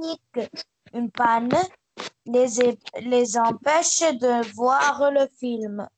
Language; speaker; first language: French; non-native, learner; Arabic